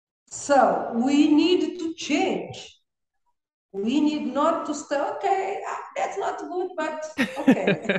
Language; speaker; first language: English; non-native, learner; Kabuverdianu